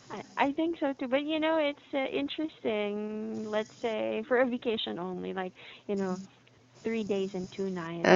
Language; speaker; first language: English; non-native, fluent; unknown